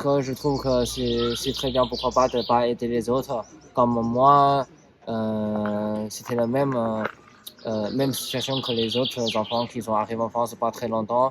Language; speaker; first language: French; non-native, learner; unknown